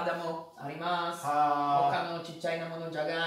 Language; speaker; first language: Japanese; non-native, fluent; Italian